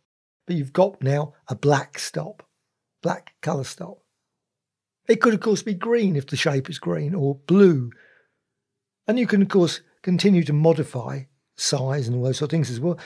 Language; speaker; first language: English; native; English